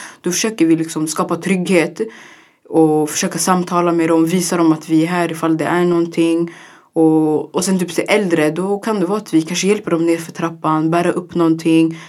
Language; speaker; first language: Swedish; early bilingual, other home language; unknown